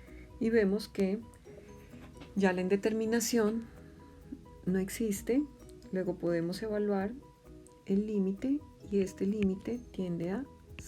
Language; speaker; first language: Spanish; native; Spanish